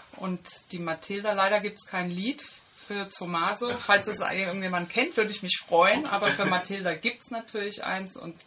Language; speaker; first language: German; native; German